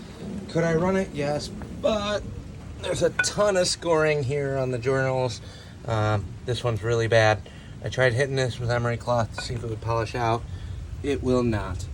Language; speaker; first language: English; native; English